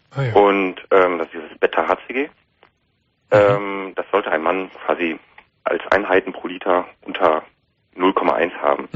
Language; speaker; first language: German; native; German